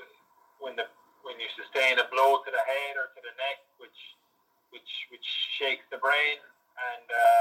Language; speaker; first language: English; native; English